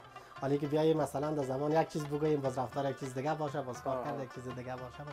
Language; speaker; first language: Persian; native; Persian